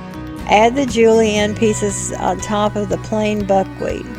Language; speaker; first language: English; native; English